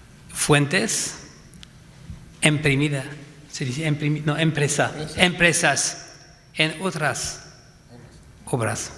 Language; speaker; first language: Spanish; non-native, fluent; French